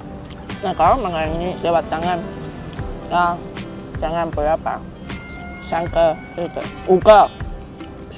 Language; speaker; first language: Indonesian; non-native, learner; Chinese